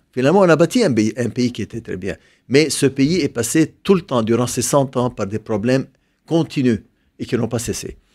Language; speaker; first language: French; non-native, local second language; Arabic